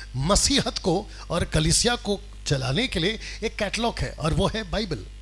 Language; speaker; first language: Hindi; non-native, local second language; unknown